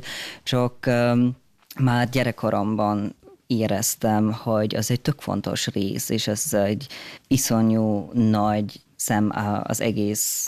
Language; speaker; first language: Hungarian; non-native, fluent; German